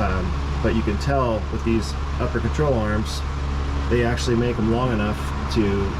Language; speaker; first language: English; native; English